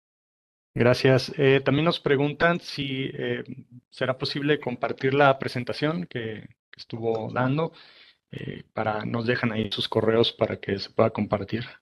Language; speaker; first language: Spanish; native; Spanish